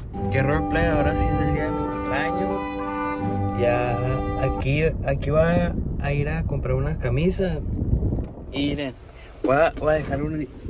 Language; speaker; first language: Spanish; early bilingual, heritage; Spanish